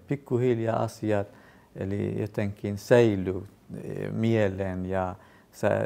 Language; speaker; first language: Finnish; non-native, fluent; Kurdish